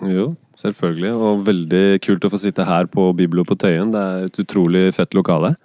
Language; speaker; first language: Norwegian; native; Norwegian